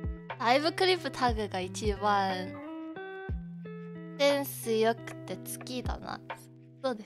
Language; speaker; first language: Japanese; non-native, learner; Korean